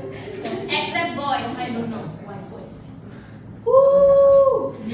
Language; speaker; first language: English; non-native, fluent; Indonesian